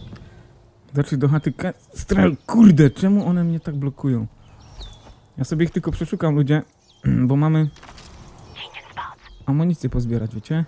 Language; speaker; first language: Polish; native; Polish